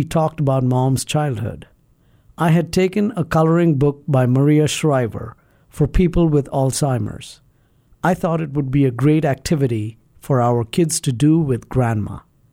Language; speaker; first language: English; non-native, local second language; Malayalam